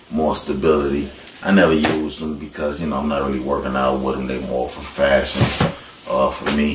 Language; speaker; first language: English; native; English